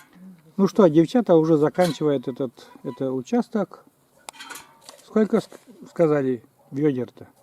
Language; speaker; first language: Russian; native; Russian